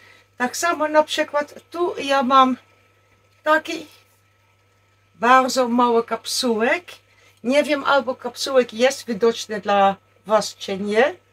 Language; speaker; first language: Polish; non-native, learner; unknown